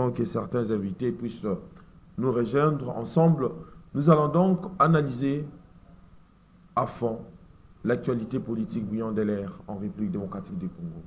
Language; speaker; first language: French; non-native, local second language; Lingala